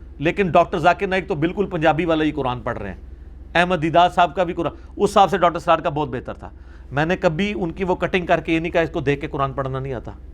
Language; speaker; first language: Urdu; non-native, local second language; Punjabi